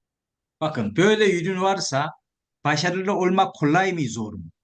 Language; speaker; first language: Turkish; non-native, fluent; Korean